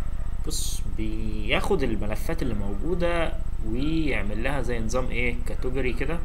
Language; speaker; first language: Arabic; native; Arabic